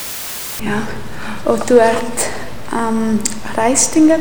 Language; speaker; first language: Icelandic; non-native, learner; English